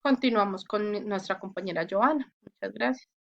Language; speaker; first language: Spanish; native; Spanish